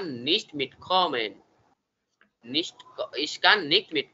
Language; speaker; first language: German; non-native, learner; Bangla